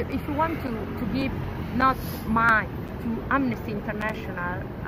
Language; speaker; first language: English; non-native, fluent; Italian